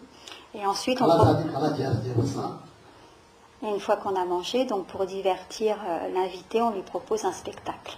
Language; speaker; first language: French; native; French